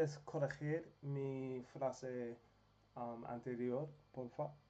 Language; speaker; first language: Spanish; non-native, learner; English